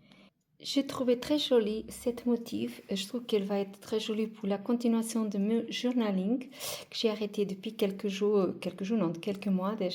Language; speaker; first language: French; non-native, fluent; Portuguese